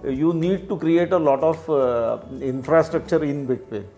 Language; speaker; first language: English; non-native, local second language; Marathi